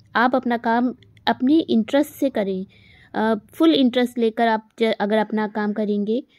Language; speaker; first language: Hindi; native; Hindi